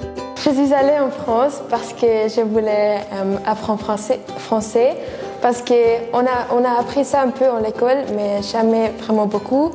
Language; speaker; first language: French; non-native, fluent; Swiss German